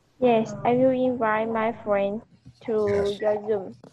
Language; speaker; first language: English; non-native, learner; Vietnamese